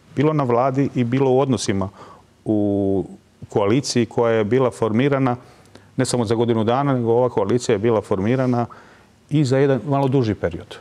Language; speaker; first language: Serbian; non-native, local second language; Albanian